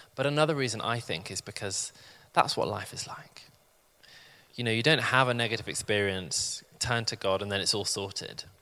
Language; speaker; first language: English; native; English